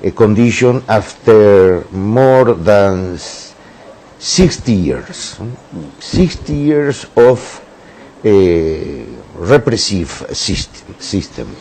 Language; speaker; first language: English; non-native, learner; Spanish